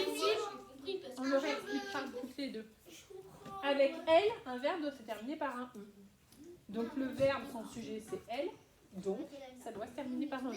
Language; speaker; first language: French; native; French